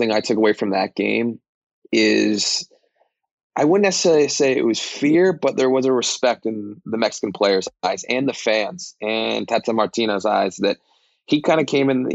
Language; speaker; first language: English; native; English